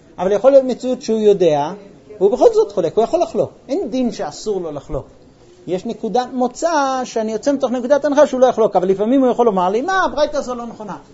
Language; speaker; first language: Hebrew; non-native, fluent; English